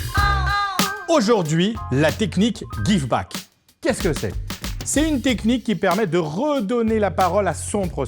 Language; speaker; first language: French; native; French